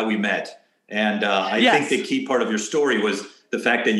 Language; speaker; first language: English; early bilingual, other home language; Spanish